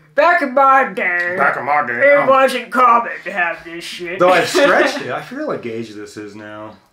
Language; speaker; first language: English; native; English